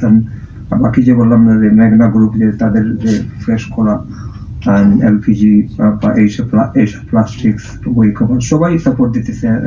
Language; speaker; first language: Bangla; early bilingual, heritage; Bangla